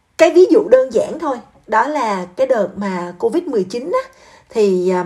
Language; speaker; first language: Vietnamese; native; Vietnamese